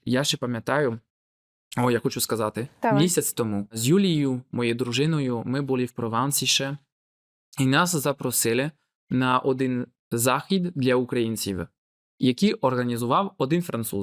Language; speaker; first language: Ukrainian; non-native, fluent; French